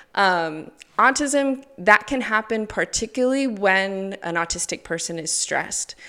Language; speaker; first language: English; native; English